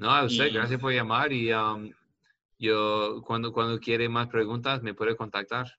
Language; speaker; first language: Spanish; non-native, learner; English